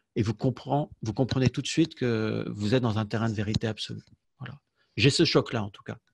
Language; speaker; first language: French; native; French